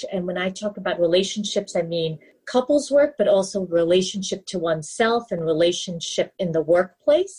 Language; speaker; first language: English; native; English